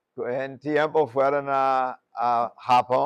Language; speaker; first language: Spanish; non-native, fluent; English